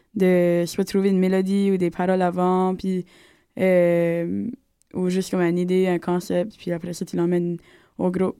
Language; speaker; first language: French; native; French